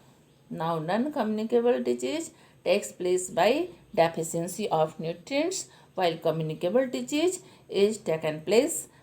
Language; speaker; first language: English; non-native, local second language; Hindi